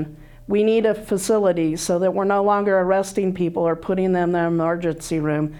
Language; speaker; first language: English; native; English